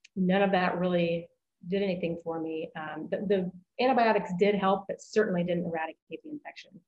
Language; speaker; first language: English; native; English